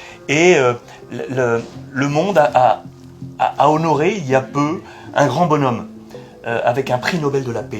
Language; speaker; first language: French; native; French